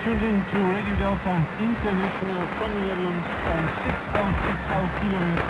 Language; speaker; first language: English; non-native, fluent; Dutch